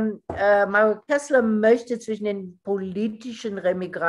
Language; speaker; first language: German; non-native, fluent; English